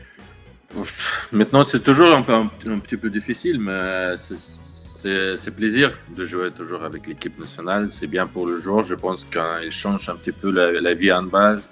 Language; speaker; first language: French; non-native, learner; Russian